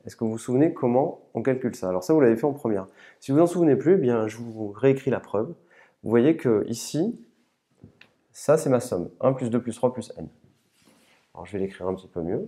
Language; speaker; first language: French; native; French